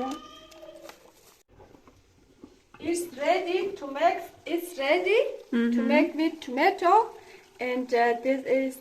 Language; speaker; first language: English; non-native, learner; Persian